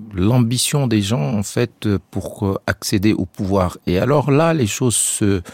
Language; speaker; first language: French; non-native, local second language; Arabic